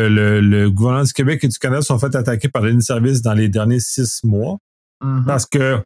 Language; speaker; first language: French; native; French